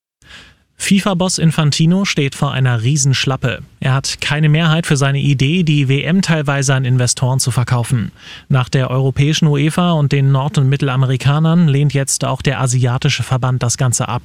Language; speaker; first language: German; native; German